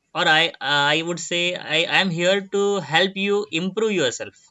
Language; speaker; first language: English; non-native, local second language; Marathi